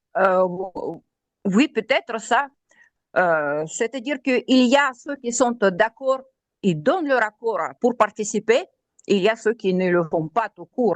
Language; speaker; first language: French; non-native, fluent; Russian